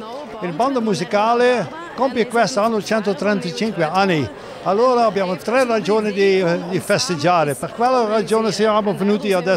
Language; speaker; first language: Italian; non-native, learner; Dutch